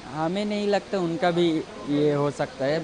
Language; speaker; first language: Hindi; non-native, learner; Bangla